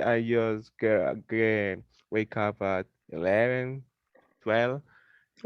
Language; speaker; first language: English; non-native, learner; Spanish